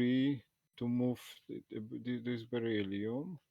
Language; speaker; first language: English; non-native, learner; Polish